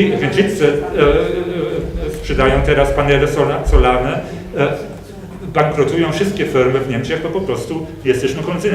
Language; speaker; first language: Polish; non-native, fluent; German